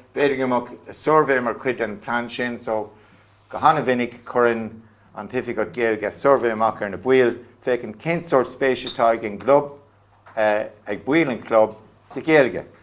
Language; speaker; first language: Irish; non-native, local second language; English